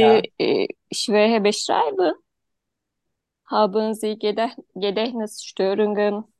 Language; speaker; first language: German; non-native, fluent; Turkish